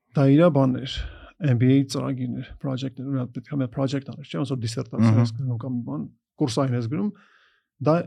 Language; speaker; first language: Armenian; native; Armenian